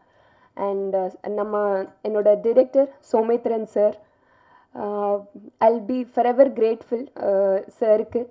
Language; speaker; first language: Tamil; non-native, local second language; Telugu